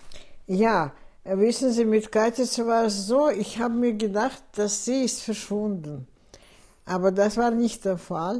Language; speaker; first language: German; non-native, fluent; Russian